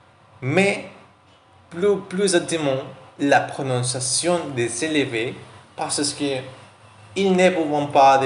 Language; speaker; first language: French; non-native, learner; Spanish